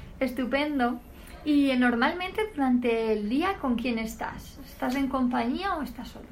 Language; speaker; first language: Spanish; native; Spanish